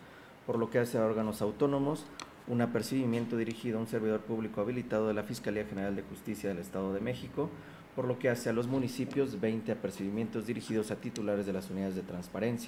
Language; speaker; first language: Spanish; native; Spanish